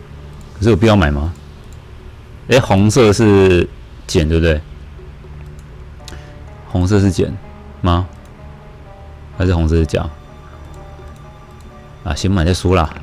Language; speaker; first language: Chinese; native; Chinese